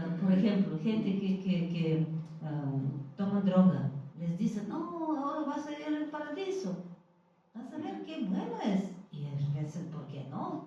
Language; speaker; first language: Spanish; non-native, fluent; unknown